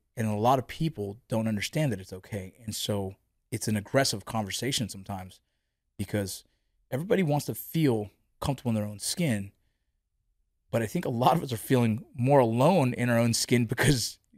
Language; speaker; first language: English; early bilingual, other home language; Spanish